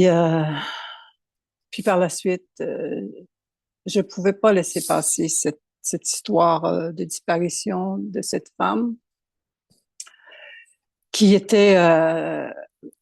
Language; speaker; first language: French; native; French